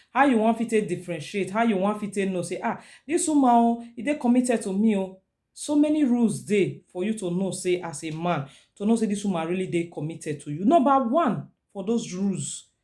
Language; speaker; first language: Nigerian Pidgin; non-native, local second language; Esan